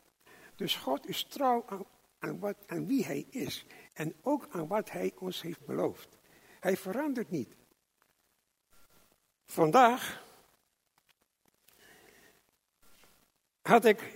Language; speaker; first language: Dutch; non-native, local second language; English